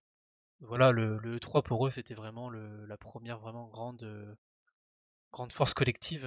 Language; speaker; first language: French; native; French